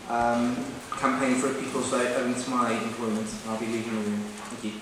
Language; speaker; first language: English; native; English